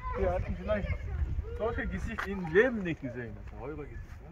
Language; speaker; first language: German; non-native, learner; Mongolian